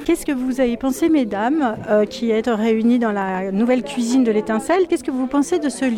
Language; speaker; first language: French; native; French